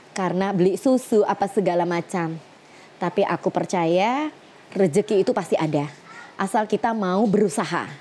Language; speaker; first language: Indonesian; native; Indonesian